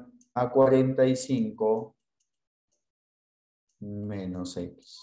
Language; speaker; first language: Spanish; native; Spanish